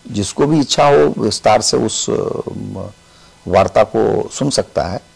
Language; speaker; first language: Hindi; native; Hindi